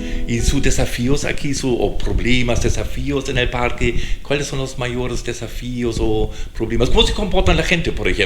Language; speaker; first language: Spanish; non-native, fluent; German